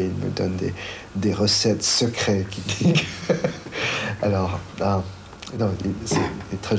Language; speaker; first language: French; non-native, fluent; Chinese